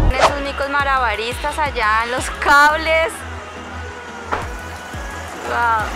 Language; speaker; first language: Spanish; native; Spanish